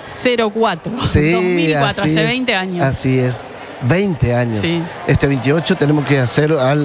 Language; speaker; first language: Spanish; non-native, local second language; Guarani